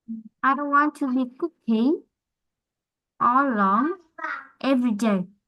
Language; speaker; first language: English; non-native, learner; Vietnamese